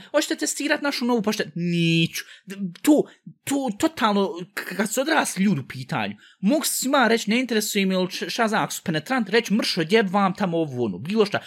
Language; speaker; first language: Bosnian; early bilingual, heritage; Bosnian